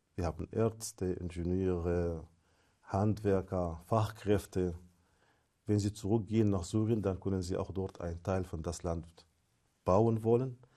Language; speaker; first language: German; non-native, fluent; Arabic